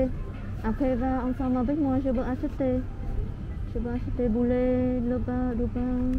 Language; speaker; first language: French; non-native, learner; Vietnamese